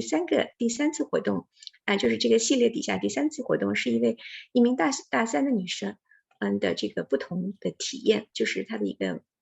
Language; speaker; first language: Chinese; native; Chinese